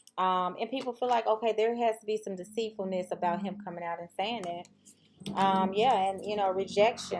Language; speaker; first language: English; native; English